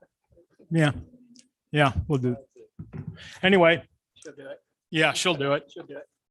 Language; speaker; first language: English; native; English